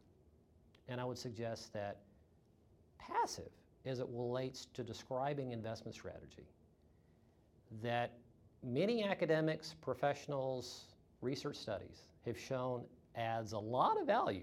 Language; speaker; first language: English; native; English